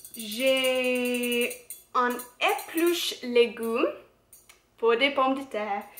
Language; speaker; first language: French; non-native, learner; English